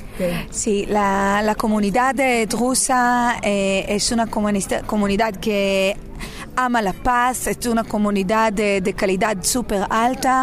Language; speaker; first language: Spanish; non-native, fluent; Hebrew